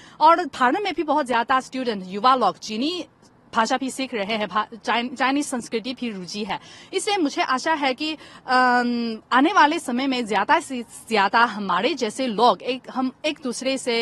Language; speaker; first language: Hindi; non-native, fluent; Chinese